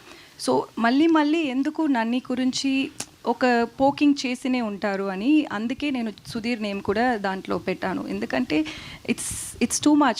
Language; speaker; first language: Telugu; non-native, learner; Tamil